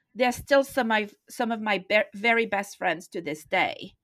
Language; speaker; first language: English; non-native, fluent; French